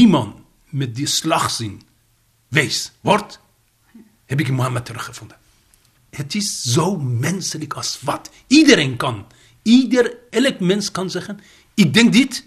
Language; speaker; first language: Dutch; non-native, fluent; Persian